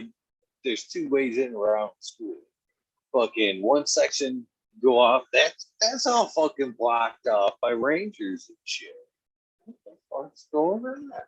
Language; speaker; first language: English; native; English